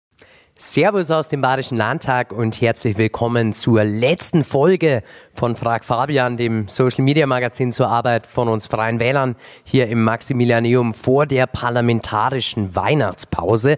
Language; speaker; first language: German; native; German